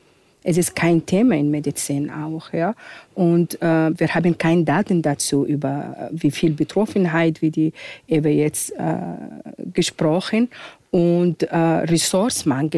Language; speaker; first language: German; non-native, fluent; Arabic